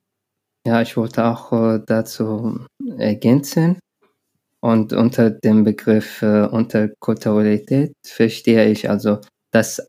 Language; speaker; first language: German; non-native, learner; Arabic